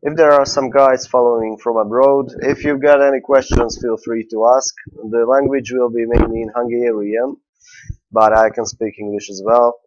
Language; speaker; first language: English; non-native, fluent; Hungarian